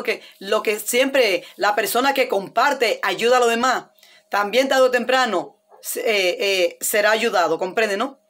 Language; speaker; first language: Spanish; native; Spanish